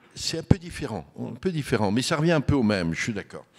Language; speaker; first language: French; native; French